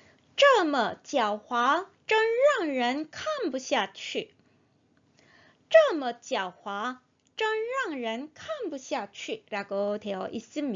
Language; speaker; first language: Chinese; non-native, fluent; Korean